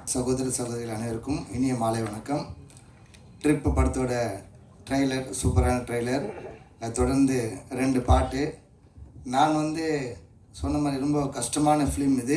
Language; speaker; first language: Tamil; native; Tamil